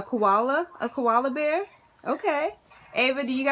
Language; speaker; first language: English; native; English